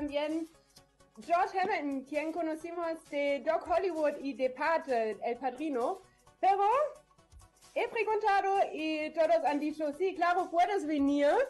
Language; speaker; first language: Spanish; non-native, learner; German